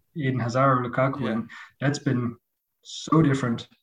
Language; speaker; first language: English; non-native, fluent; Dutch